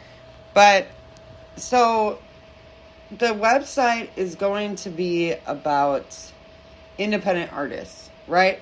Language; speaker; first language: English; native; English